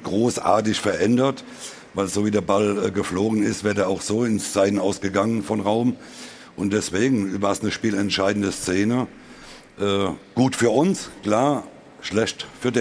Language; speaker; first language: German; native; German